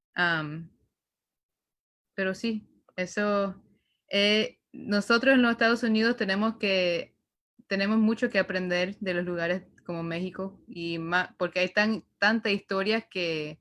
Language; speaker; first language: Spanish; early bilingual, heritage; Spanish